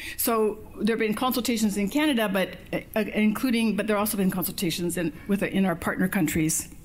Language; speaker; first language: English; native; English